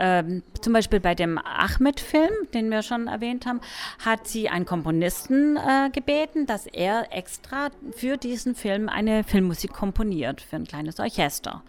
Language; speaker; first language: German; native; German